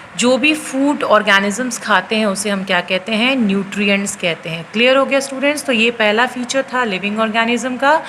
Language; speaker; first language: Hindi; native; Hindi